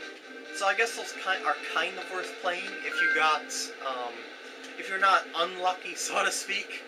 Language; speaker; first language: English; native; English